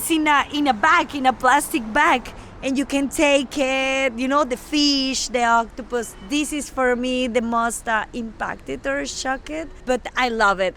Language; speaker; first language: English; non-native, learner; Spanish